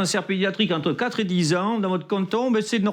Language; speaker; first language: French; native; French